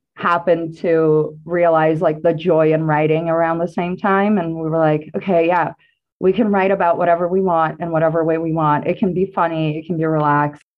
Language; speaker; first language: English; non-native, fluent; Portuguese